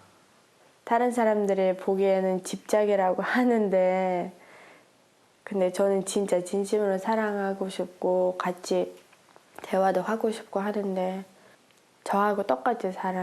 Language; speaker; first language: Korean; non-native, fluent; Uzbek